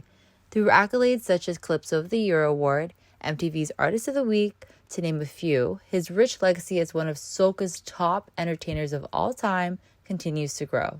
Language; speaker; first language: English; native; English